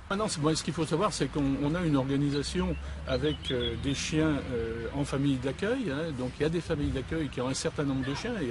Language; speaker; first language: French; native; French